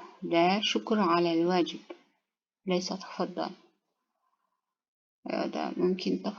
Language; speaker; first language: Arabic; non-native, learner; Kazakh